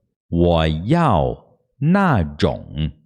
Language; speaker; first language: Chinese; non-native, fluent; Portuguese